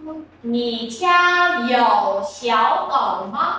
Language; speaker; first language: Chinese; non-native, fluent; Vietnamese